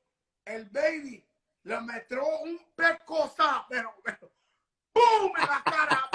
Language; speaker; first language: Spanish; early bilingual, heritage; English